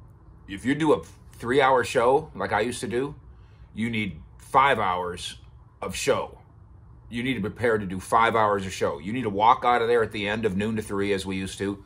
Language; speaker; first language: English; native; English